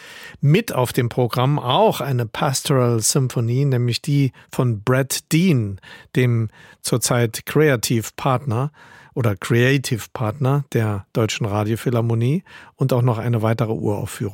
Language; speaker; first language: German; native; German